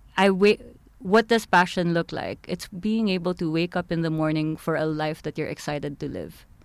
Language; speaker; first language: English; non-native, local second language; Filipino